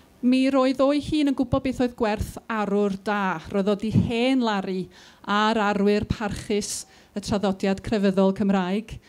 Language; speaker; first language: Welsh; native; Welsh